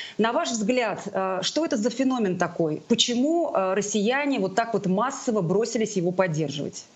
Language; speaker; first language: Russian; non-native, local second language; Tatar